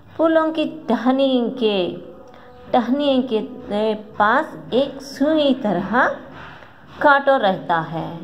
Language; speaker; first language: Hindi; non-native, local second language; Kannada